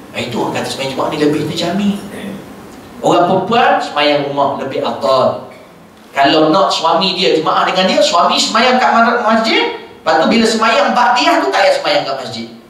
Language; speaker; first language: Malay; native; Malay